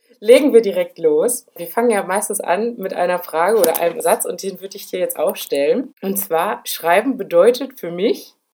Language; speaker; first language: German; native; German